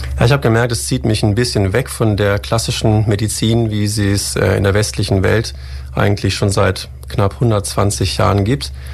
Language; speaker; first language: German; native; German